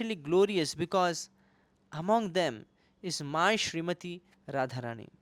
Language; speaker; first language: English; non-native, local second language; Hindi